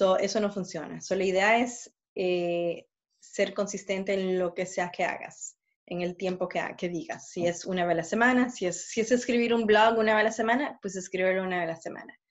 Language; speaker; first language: Spanish; early bilingual, heritage; Spanish